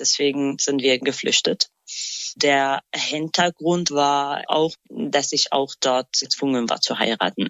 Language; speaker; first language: German; non-native, fluent; Kurdish